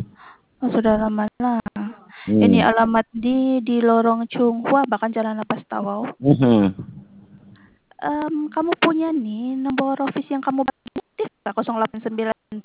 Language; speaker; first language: Indonesian; non-native, local second language; Malay